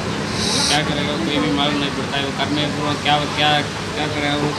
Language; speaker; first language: Hindi; non-native, local second language; Tamil